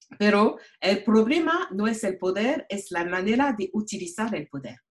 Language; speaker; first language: Spanish; non-native, learner; French